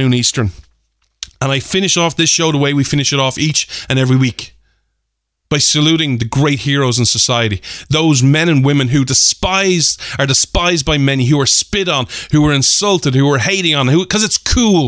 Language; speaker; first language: English; native; English